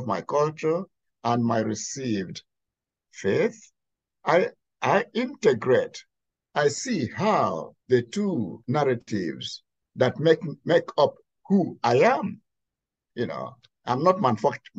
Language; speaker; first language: English; non-native, local second language; Igbo